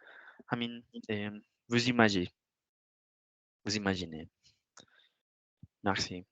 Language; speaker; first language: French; non-native, learner; Spanish